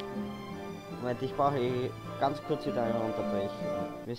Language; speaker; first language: German; native; German